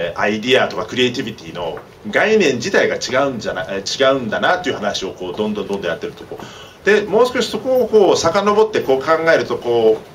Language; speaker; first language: Japanese; early bilingual, heritage; Japanese